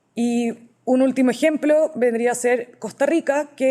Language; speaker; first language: Spanish; native; Spanish